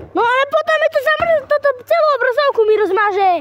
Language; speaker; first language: Polish; non-native, learner; Slovak